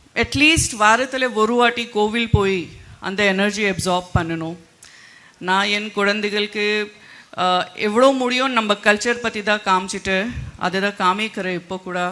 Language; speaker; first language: Tamil; non-native, local second language; Gujarati